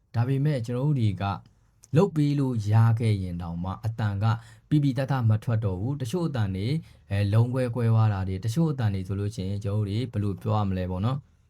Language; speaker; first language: Burmese; native; Burmese